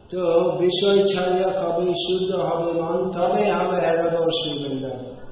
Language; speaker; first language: Hindi; non-native, fluent; English